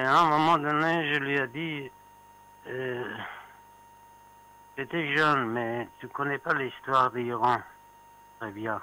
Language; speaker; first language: French; non-native, fluent; Persian